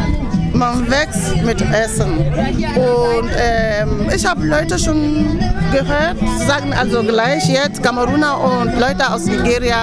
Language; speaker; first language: German; non-native, fluent; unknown